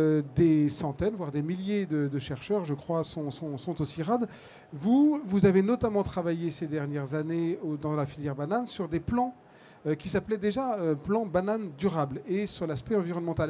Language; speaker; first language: French; native; French